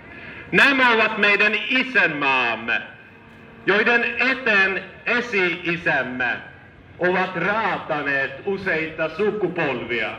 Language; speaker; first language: Finnish; non-native, fluent; Swedish